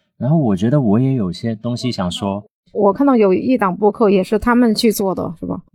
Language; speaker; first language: Chinese; non-native, local second language; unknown